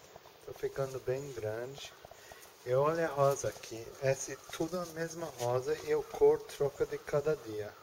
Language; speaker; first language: Portuguese; non-native, learner; English